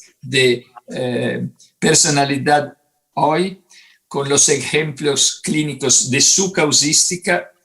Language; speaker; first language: Spanish; non-native, fluent; Italian